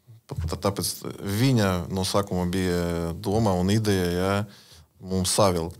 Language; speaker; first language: Latvian; non-native, learner; Russian